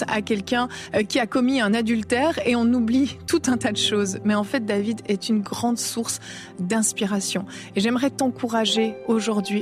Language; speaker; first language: French; native; French